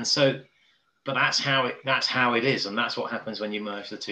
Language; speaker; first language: English; native; English